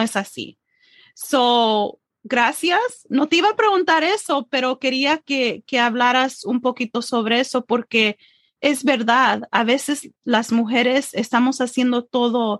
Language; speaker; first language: Spanish; early bilingual, heritage; English